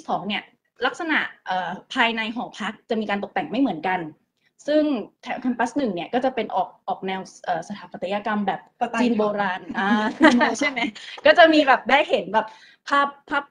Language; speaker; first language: Thai; native; Thai